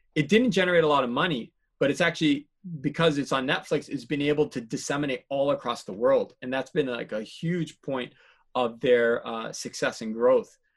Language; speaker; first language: English; native; English